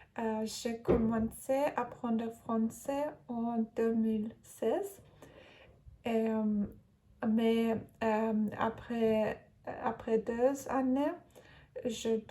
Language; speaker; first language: French; non-native, learner; Turkish